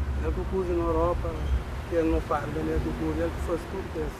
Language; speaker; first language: Portuguese; non-native, local second language; Upper Guinea Crioulo